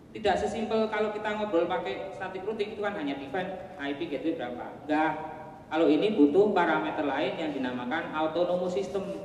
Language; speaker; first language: Indonesian; non-native, local second language; Javanese